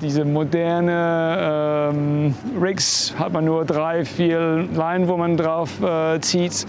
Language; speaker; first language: German; non-native, fluent; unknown